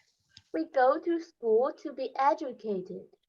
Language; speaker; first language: English; non-native, learner; Chinese